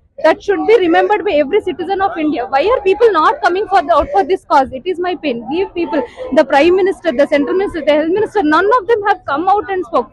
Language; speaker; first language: English; non-native, local second language; Telugu